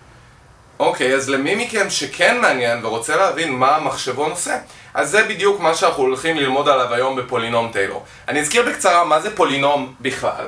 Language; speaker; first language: Hebrew; native; Hebrew